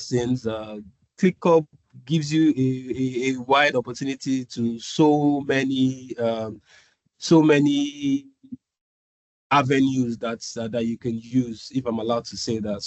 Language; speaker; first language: English; non-native, local second language; Yoruba